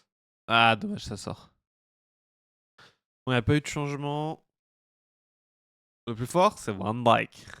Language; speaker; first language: French; native; French